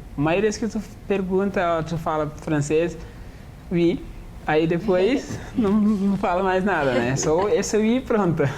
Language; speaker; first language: Portuguese; non-native, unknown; Wolof